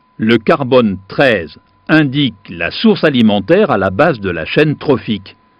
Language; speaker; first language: French; native; French